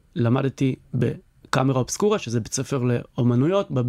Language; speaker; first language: Hebrew; native; Hebrew